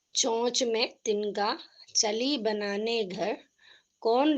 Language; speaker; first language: Hindi; non-native, local second language; Malayalam